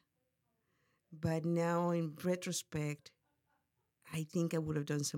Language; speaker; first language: English; non-native, fluent; Spanish